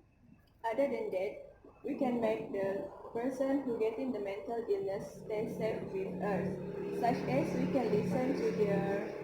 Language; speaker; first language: English; non-native, local second language; Malay